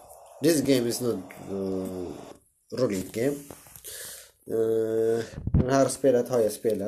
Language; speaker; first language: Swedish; non-native, learner; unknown